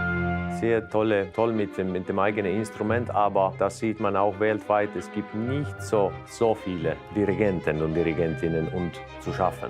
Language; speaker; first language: German; non-native, fluent; Finnish